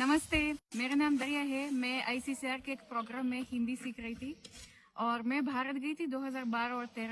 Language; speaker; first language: Hindi; non-native, fluent; Russian